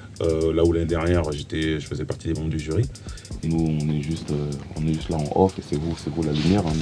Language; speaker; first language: French; native; French